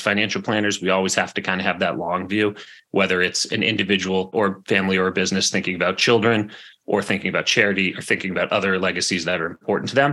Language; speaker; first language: English; native; English